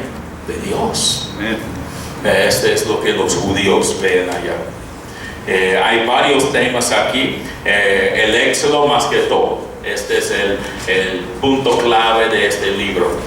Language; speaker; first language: Spanish; non-native, fluent; English